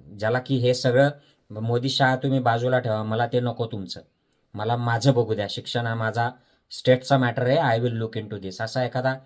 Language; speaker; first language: Marathi; native; Marathi